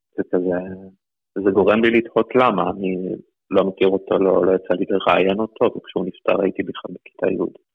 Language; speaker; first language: Hebrew; early bilingual, other home language; Russian